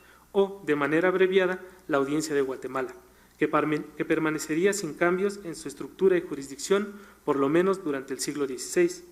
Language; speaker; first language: Spanish; native; Spanish